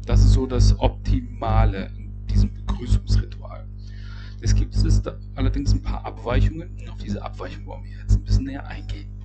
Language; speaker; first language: German; native; German